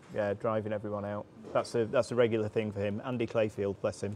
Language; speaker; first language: English; native; English